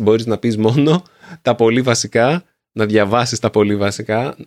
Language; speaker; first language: Greek; native; Greek